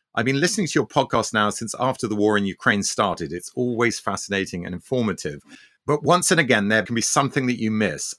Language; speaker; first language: English; early bilingual, other home language; Armenian